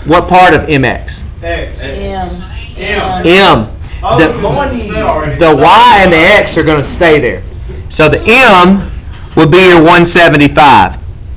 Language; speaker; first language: English; native; English